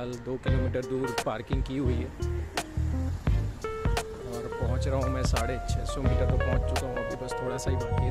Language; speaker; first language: Hindi; non-native, local second language; Marathi